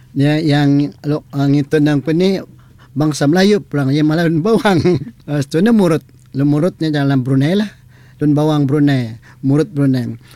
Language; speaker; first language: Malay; non-native, local second language; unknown